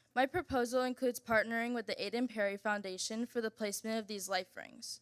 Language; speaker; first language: English; native; English